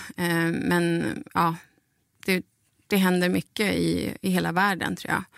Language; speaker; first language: Swedish; non-native, fluent; Spanish